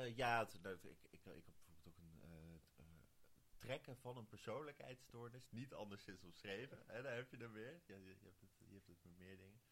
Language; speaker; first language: Dutch; native; Dutch